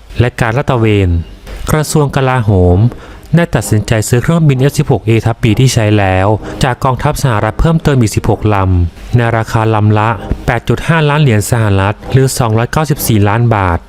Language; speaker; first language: Thai; native; Thai